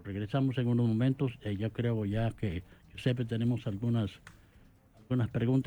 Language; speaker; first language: Spanish; native; Spanish